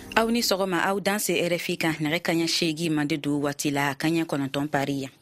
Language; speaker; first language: French; non-native, local second language; Dyula